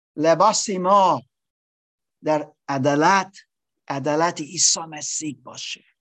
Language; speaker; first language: Persian; non-native, learner; English